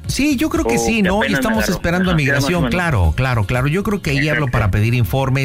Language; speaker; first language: Spanish; native; Spanish